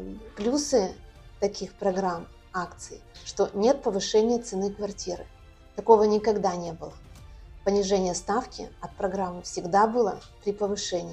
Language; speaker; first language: Russian; non-native, local second language; Kyrgyz